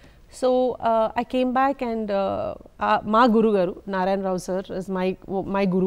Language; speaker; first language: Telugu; non-native, local second language; Malayalam